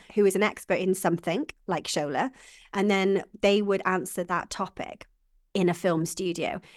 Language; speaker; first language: English; native; English